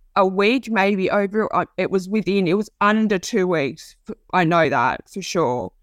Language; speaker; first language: English; native; English